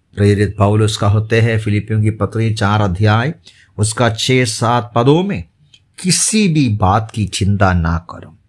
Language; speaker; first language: Hindi; non-native, local second language; Malayalam